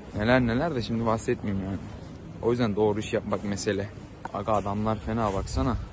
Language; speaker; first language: Turkish; native; Turkish